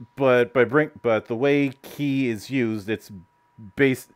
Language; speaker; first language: English; native; English